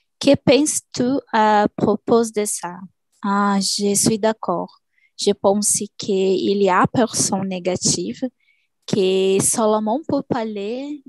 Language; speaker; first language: French; non-native, learner; Portuguese